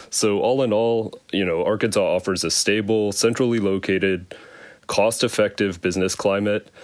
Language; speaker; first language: English; native; English